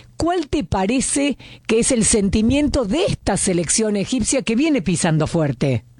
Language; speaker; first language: Spanish; native; Spanish